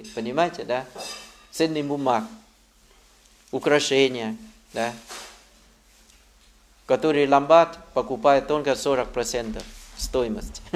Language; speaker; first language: Russian; non-native, learner; Thai